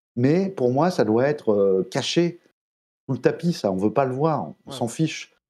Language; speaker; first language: French; native; French